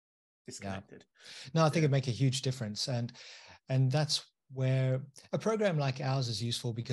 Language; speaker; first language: English; native; English